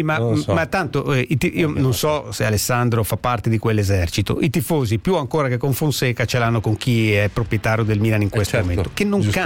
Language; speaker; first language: Italian; native; Italian